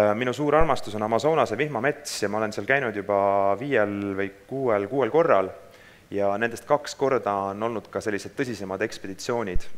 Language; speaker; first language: Estonian; native; Estonian